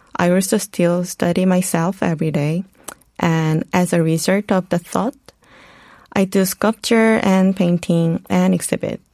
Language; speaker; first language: English; non-native, fluent; Korean